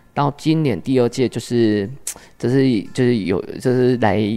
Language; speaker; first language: Chinese; native; Chinese